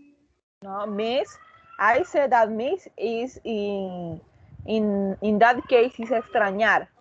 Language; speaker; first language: English; non-native, learner; Spanish